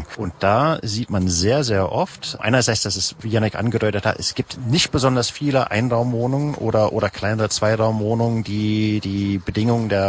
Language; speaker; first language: German; native; German